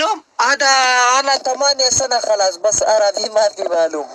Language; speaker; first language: Arabic; non-native, learner; Pashto